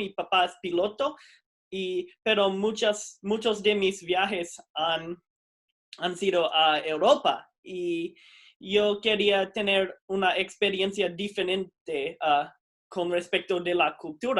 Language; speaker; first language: Spanish; non-native, fluent; English